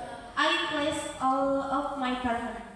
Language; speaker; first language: English; non-native, learner; Indonesian